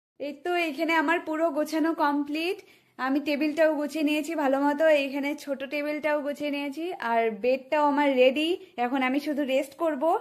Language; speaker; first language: Bangla; non-native, local second language; Hindi